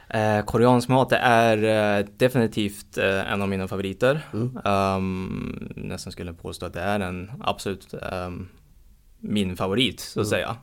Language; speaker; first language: Swedish; early bilingual, heritage; Swedish